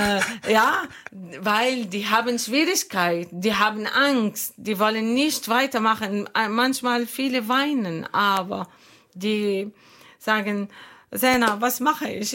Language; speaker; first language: German; non-native, learner; Arabic